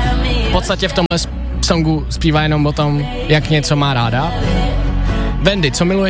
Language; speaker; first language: Czech; native; Czech